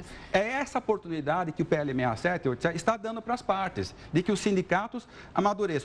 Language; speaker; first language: Portuguese; native; Portuguese